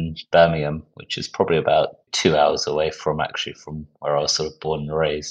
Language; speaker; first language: English; native; English